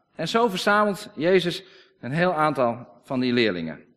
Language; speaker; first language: Dutch; native; Dutch